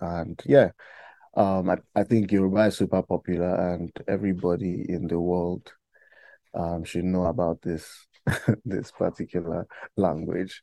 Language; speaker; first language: English; non-native, local second language; Yoruba